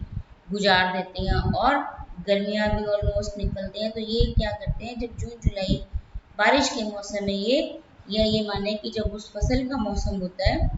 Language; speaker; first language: Hindi; native; Hindi